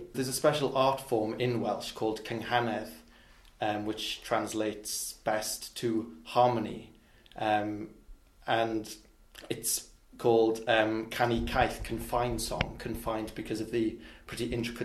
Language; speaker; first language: English; non-native, local second language; Welsh